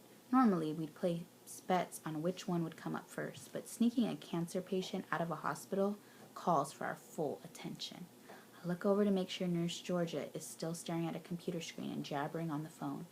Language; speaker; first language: English; native; English